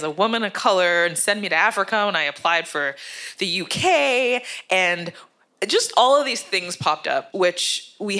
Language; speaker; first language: English; native; English